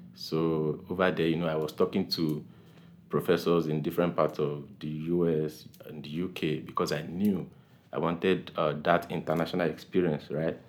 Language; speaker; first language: English; non-native, local second language; Yoruba